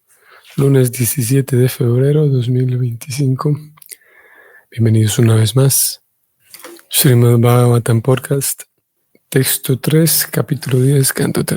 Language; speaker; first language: Spanish; native; Spanish